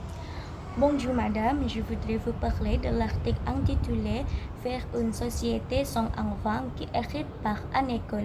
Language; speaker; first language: French; non-native, learner; Indonesian